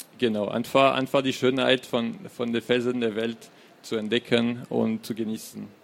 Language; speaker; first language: German; non-native, fluent; French